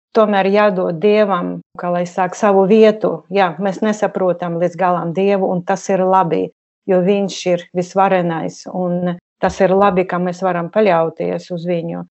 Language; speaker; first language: Latvian; non-native, local second language; Russian